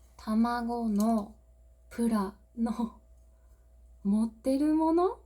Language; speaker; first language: Japanese; non-native, learner; English